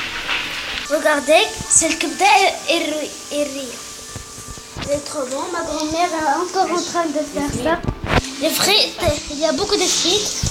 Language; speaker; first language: French; non-native, learner; Arabic